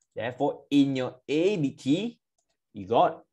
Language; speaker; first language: English; non-native, local second language; Malay